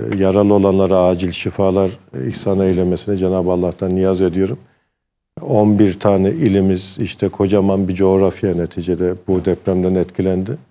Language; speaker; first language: Turkish; early bilingual, heritage; Turkish